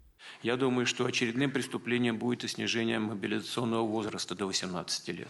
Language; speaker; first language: Russian; native; Russian